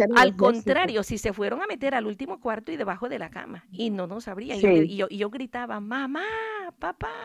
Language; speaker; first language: Spanish; native; Spanish